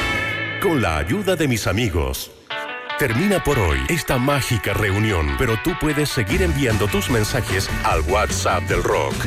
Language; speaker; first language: Spanish; native; Spanish